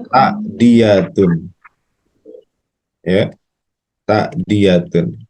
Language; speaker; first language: Arabic; non-native, fluent; Indonesian